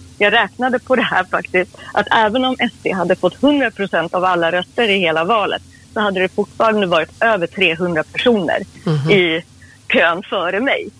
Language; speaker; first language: Swedish; early bilingual, other home language; Persian